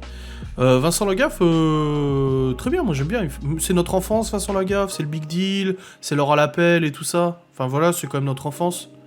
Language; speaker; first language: French; native; French